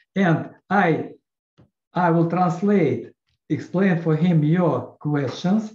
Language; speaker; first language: English; non-native, learner; Russian